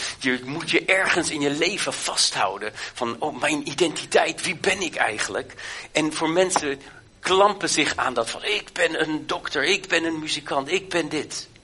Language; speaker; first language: Dutch; native; Dutch